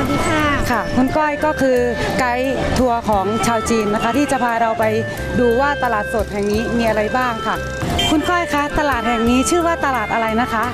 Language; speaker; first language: Thai; native; Thai